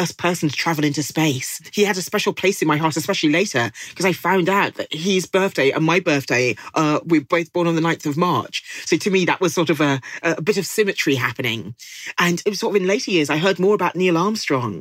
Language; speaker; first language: English; native; English